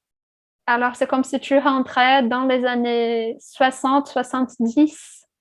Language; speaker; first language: French; non-native, fluent; Portuguese